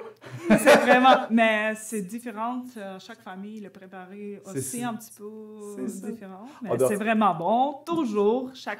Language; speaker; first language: French; non-native, learner; Ukrainian